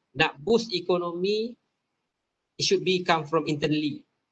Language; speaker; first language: English; non-native, local second language; Malay